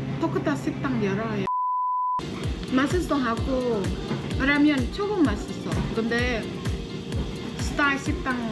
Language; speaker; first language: Korean; non-native, learner; Vietnamese